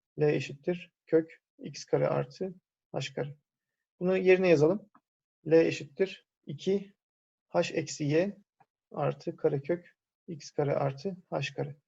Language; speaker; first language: Turkish; native; Turkish